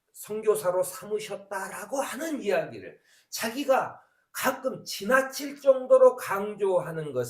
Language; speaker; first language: Korean; native; Korean